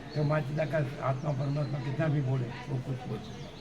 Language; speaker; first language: Hindi; non-native, local second language; Gujarati